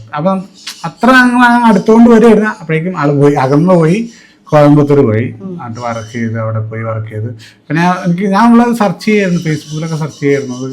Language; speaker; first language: Malayalam; native; Malayalam